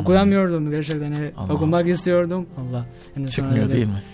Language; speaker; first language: Turkish; non-native, learner; Albanian